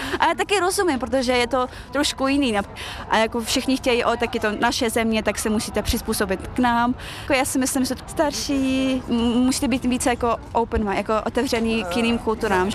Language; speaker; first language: Czech; early bilingual, other home language; Chechen